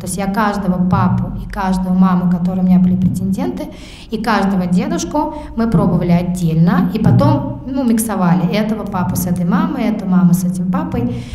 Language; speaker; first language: Russian; native; Russian